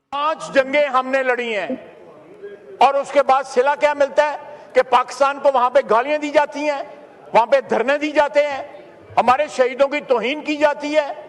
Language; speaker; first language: Urdu; non-native, local second language; Punjabi